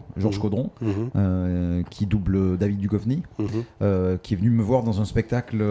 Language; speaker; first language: French; native; French